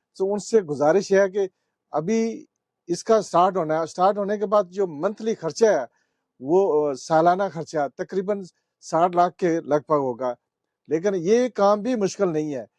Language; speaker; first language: Urdu; non-native, local second language; Pahari-Potwari